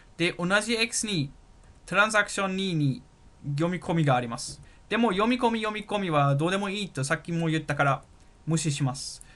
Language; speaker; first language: Japanese; non-native, fluent; German